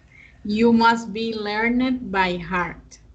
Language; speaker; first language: English; non-native, fluent; Spanish